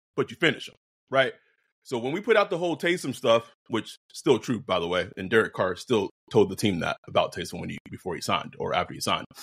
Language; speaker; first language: English; native; English